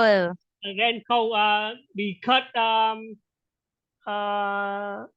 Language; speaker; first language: English; non-native, learner; Vietnamese